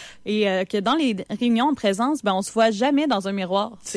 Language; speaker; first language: French; native; French